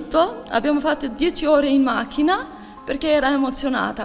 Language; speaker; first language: Italian; non-native, learner; Albanian